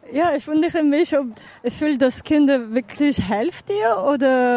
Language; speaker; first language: German; non-native, fluent; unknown